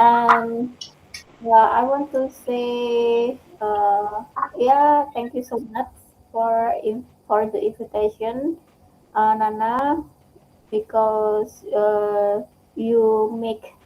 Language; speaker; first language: English; non-native, learner; Indonesian